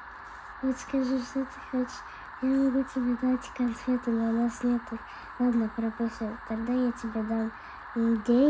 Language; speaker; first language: Russian; early bilingual, other home language; Armenian